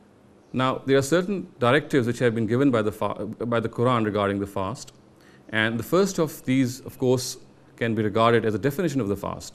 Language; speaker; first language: English; non-native, local second language; Urdu